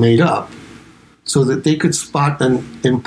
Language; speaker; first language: English; non-native, fluent; Spanish